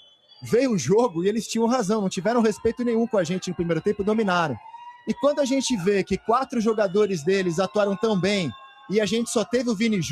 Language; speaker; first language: Portuguese; native; Portuguese